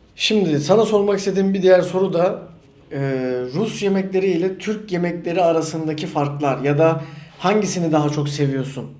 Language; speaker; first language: Turkish; native; Turkish